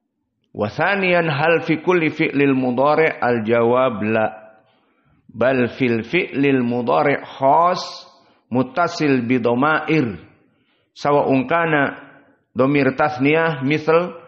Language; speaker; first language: Arabic; non-native, fluent; Indonesian